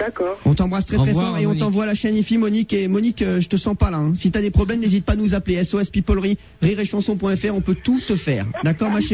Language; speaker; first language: French; native; French